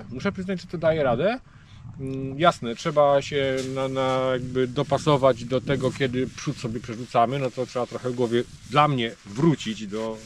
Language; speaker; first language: Polish; native; Polish